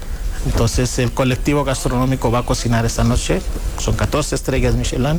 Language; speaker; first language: Spanish; non-native, fluent; Greek